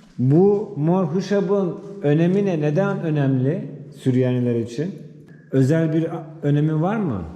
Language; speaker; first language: Turkish; native; Turkish